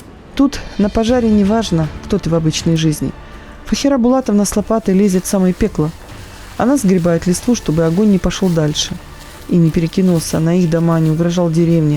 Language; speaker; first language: Russian; native; Russian